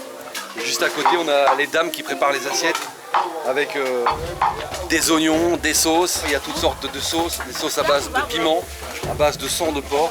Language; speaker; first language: French; native; French